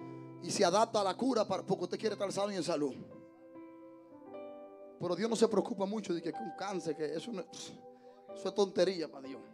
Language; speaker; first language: Spanish; native; Spanish